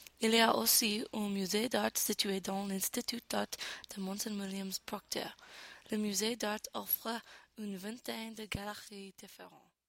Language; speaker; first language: French; non-native, learner; English